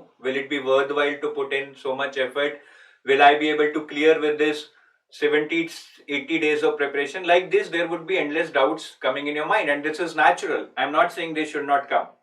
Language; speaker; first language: English; non-native, local second language; Hindi